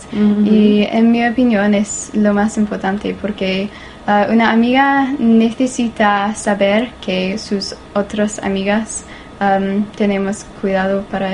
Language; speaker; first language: Spanish; non-native, learner; English